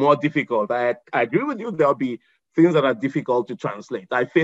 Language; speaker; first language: English; non-native, local second language; Igbo